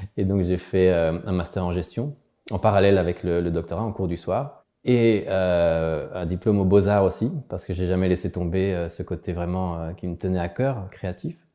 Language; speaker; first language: French; early bilingual, other home language; Spanish